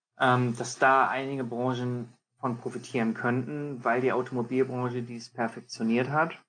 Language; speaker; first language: German; early bilingual, heritage; German